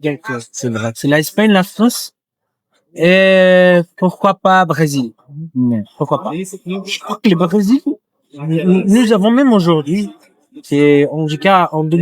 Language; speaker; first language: French; non-native, learner; Portuguese